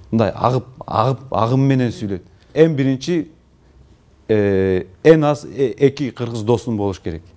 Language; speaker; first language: Kyrgyz; non-native, local second language; Turkish